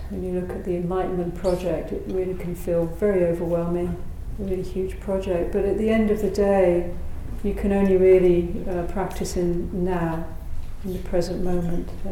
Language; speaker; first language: English; native; English